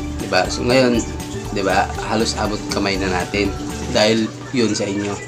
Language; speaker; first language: Filipino; non-native, local second language; Iloko